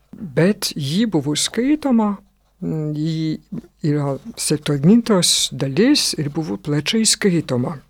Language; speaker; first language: Lithuanian; non-native, fluent; French